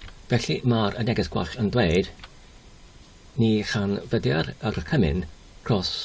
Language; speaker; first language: Welsh; non-native, learner; English